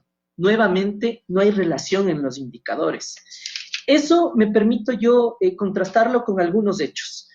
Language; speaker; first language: Spanish; native; Spanish